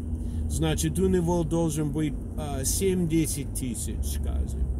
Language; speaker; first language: Russian; non-native, learner; English